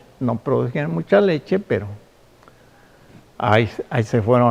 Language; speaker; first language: Spanish; native; Spanish